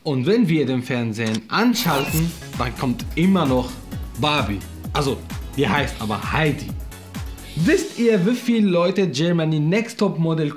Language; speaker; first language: German; non-native, fluent; Arabic